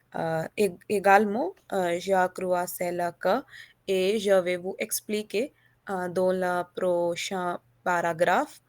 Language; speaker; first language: French; non-native, learner; Hindi